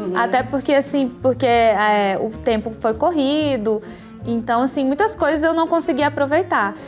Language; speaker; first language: Portuguese; native; Portuguese